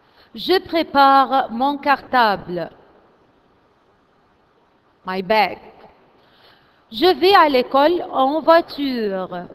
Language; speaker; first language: French; non-native, fluent; Arabic